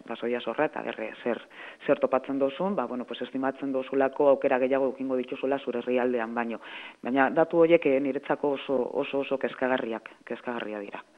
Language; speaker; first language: Basque; native; Basque